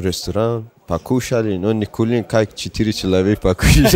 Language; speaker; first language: Russian; non-native, local second language; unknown